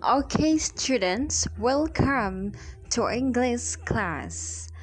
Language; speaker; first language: English; non-native, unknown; Indonesian